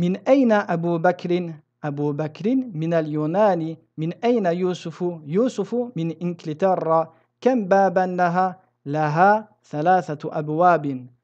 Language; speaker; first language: Arabic; non-native, fluent; French